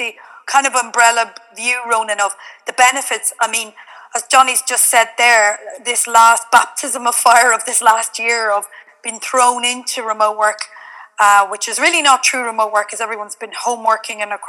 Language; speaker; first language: English; native; English